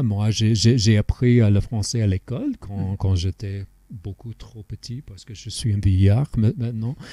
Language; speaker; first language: French; non-native, fluent; English